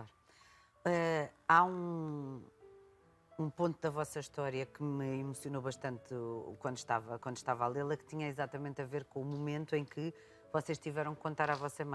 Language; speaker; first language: Portuguese; native; Portuguese